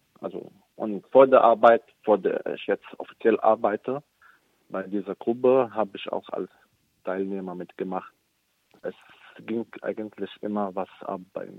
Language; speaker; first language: German; non-native, fluent; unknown